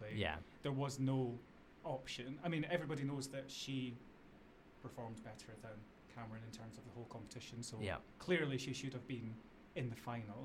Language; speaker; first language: English; native; English